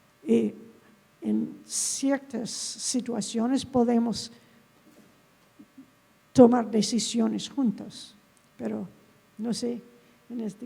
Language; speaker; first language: Spanish; non-native, fluent; English